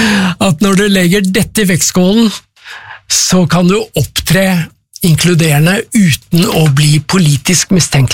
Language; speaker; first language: Norwegian; native; Norwegian